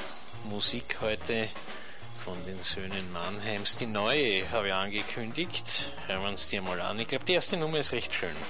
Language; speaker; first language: German; native; German